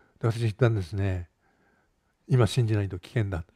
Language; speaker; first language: Japanese; native; Japanese